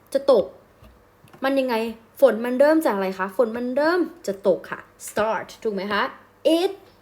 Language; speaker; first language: Thai; native; Thai